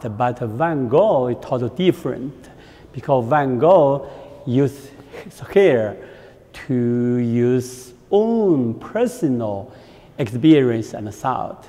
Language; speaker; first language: English; non-native, learner; Chinese